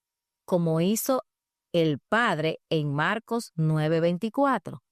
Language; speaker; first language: Spanish; native; Spanish